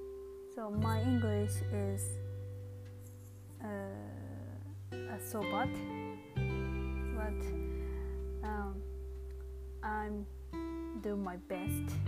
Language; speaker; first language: English; non-native, learner; Japanese